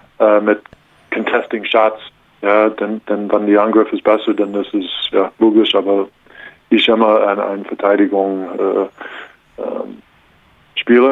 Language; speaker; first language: German; non-native, learner; English